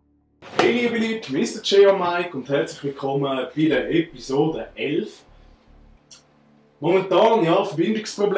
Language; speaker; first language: German; native; German